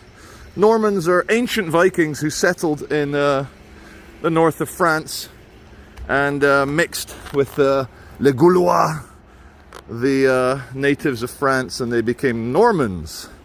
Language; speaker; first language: English; native; English